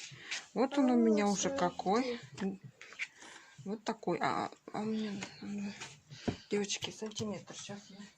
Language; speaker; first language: Russian; native; Russian